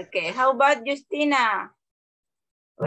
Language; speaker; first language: English; non-native, learner; Indonesian